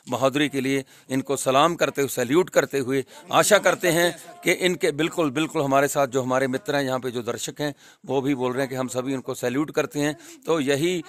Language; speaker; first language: Hindi; non-native, local second language; Punjabi